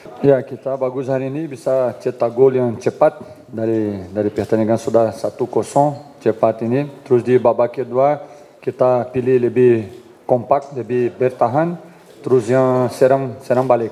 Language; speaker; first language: Indonesian; non-native, fluent; Portuguese